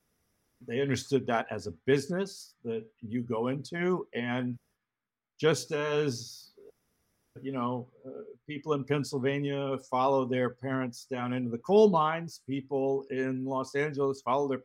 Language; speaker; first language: English; native; English